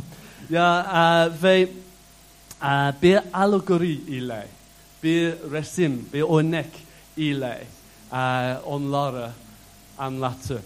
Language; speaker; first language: Turkish; non-native, fluent; English